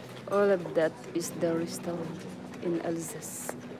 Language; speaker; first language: English; non-native, local second language; Filipino